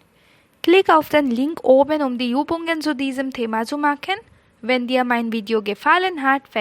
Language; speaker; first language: German; non-native, fluent; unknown